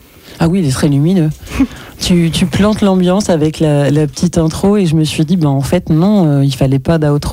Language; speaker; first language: French; native; French